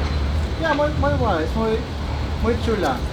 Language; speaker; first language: Spanish; non-native, learner; German